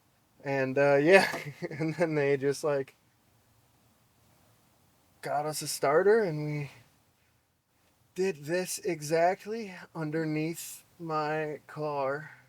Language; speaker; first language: English; native; English